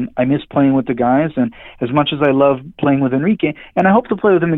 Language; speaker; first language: English; non-native, fluent; Hebrew